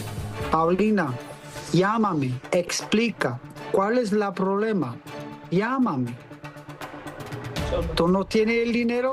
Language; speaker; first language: Spanish; non-native, learner; English